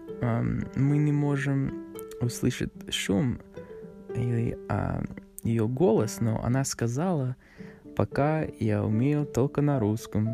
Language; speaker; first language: Russian; non-native, learner; English